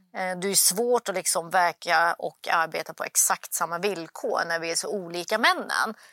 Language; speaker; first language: Swedish; early bilingual, other home language; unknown